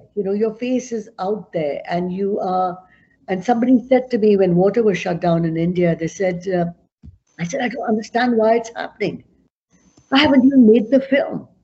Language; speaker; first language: English; non-native, local second language; Punjabi